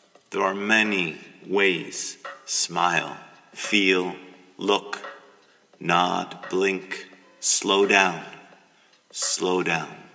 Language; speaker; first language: English; native; English